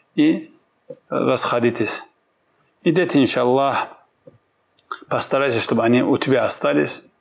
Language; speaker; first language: Russian; non-native, local second language; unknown